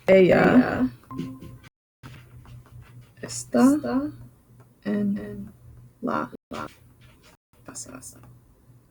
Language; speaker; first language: Spanish; non-native, fluent; English